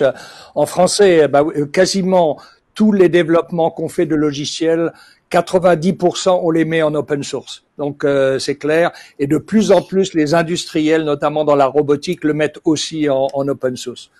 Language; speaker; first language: French; native; French